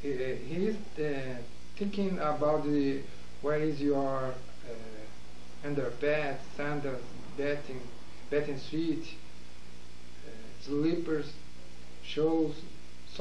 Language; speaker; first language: English; non-native, learner; Portuguese